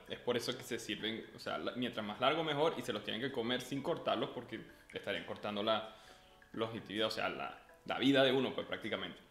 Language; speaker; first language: Spanish; native; Spanish